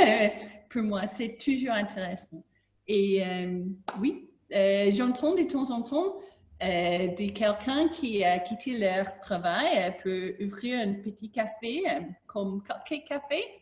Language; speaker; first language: French; non-native, learner; English